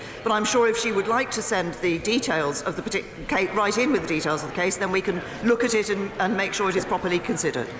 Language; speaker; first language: English; native; English